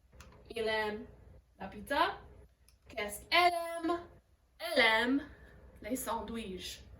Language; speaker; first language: French; non-native, fluent; English